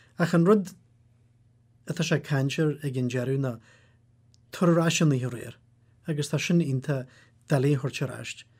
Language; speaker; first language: Irish; native; Irish